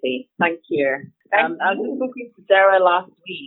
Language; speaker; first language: English; non-native, local second language; Akan